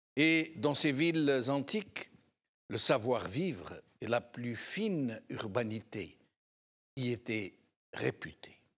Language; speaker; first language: French; non-native, local second language; Arabic